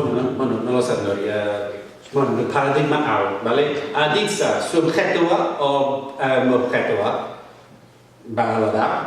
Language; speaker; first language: Basque; non-native, fluent; English